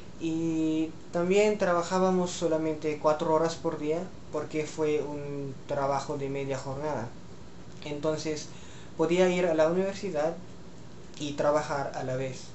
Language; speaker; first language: Spanish; non-native, fluent; Filipino